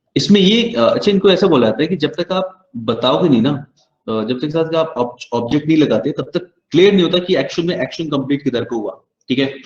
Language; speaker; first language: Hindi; native; Hindi